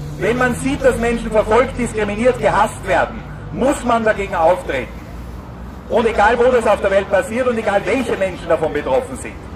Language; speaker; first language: German; native; German